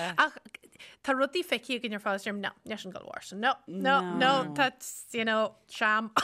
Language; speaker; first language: Irish; native; Irish